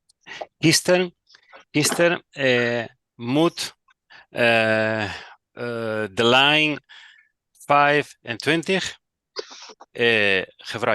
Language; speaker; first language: Dutch; non-native, learner; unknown